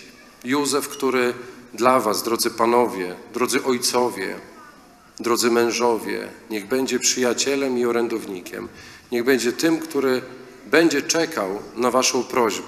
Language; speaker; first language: Polish; native; Polish